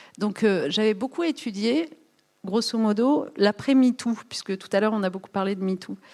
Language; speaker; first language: French; early bilingual, other home language; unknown